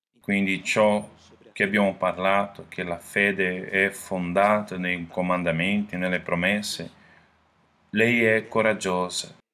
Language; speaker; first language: Italian; non-native, fluent; Portuguese